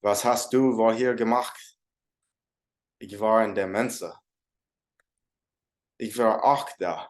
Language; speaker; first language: German; non-native, learner; English